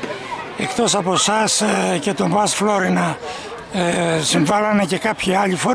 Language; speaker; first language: Greek; native; Greek